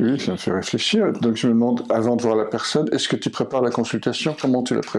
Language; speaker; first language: French; native; French